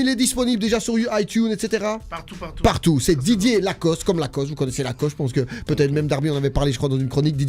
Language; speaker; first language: French; native; French